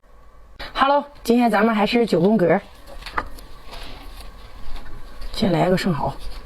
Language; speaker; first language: Chinese; native; Chinese